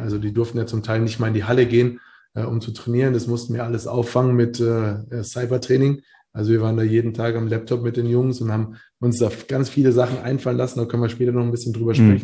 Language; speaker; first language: German; native; German